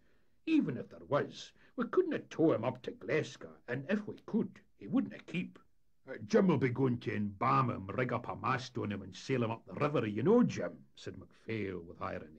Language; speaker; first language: English; native; English